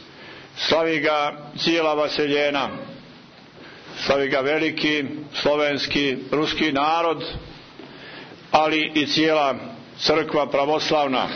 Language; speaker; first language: Croatian; native; Croatian